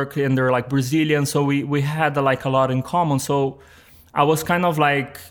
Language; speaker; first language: English; non-native, fluent; Portuguese